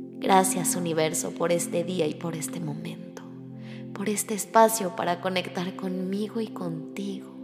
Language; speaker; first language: Spanish; native; Spanish